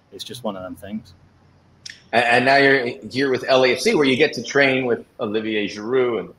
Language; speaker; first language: English; native; English